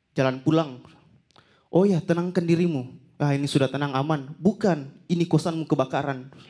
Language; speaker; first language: Indonesian; native; Indonesian